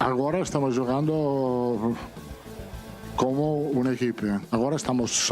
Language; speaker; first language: Portuguese; non-native, fluent; Italian